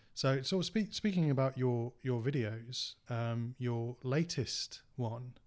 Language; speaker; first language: English; native; English